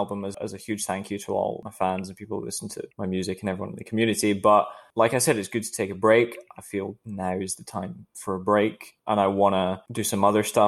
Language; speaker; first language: English; native; English